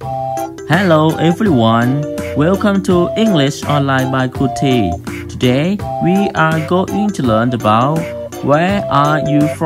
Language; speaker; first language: English; non-native, fluent; Thai